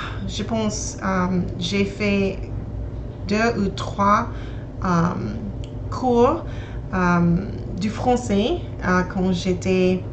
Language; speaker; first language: French; non-native, learner; English